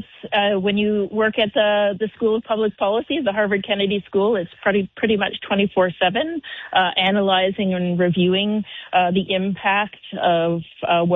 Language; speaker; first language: English; native; English